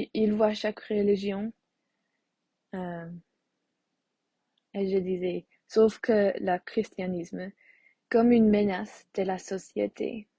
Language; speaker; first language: French; non-native, learner; English